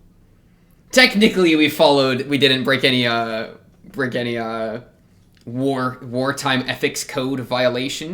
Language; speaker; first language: English; native; English